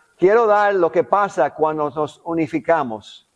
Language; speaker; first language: Spanish; non-native, local second language; English